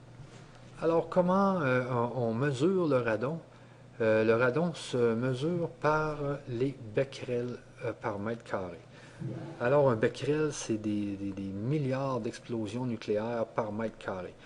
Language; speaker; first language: French; native; French